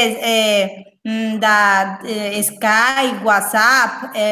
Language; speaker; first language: English; non-native, learner; Spanish